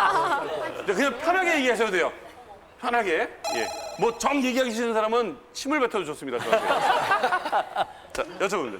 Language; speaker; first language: Korean; native; Korean